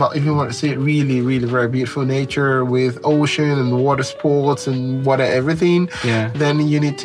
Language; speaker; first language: English; non-native, local second language; Yoruba